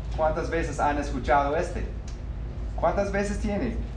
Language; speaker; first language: Spanish; non-native, fluent; English